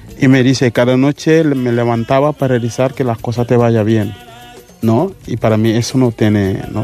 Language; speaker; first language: Spanish; non-native, fluent; Mandingo